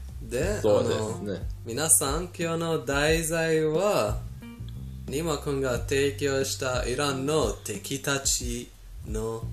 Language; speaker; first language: Japanese; non-native, fluent; Persian